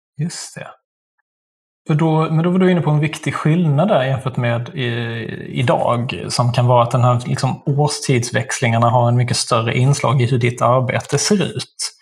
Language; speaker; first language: Swedish; native; Swedish